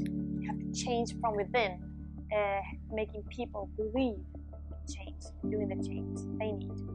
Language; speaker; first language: English; non-native, fluent; Swedish